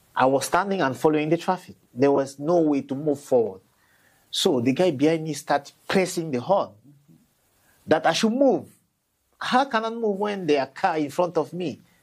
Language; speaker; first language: English; non-native, local second language; French